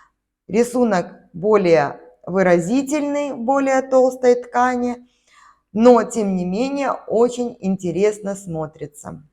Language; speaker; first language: Russian; native; Russian